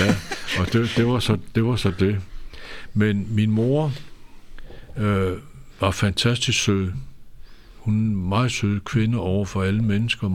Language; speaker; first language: Danish; native; Danish